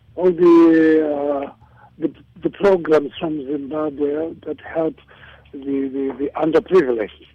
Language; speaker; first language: English; non-native, local second language; Shona